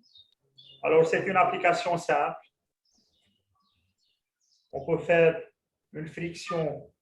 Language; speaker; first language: French; non-native, local second language; Arabic